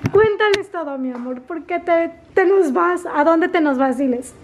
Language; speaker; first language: Spanish; native; Spanish